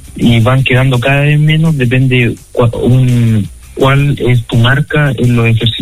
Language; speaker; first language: Spanish; native; Spanish